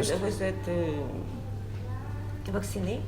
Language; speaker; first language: French; non-native, learner; Russian